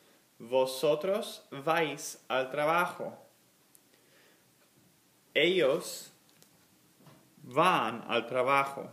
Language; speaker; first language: Spanish; non-native, fluent; English